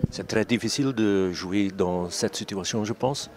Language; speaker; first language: French; non-native, local second language; Dutch